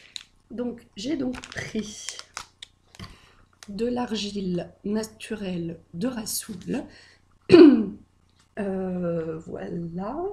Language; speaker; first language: French; native; French